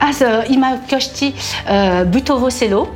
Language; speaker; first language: Bulgarian; non-native, learner; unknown